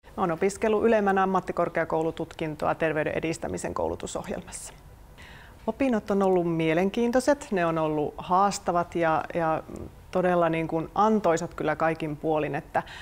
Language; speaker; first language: Finnish; native; Finnish